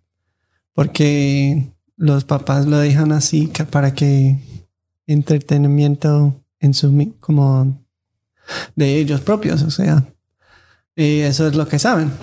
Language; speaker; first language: Spanish; non-native, fluent; English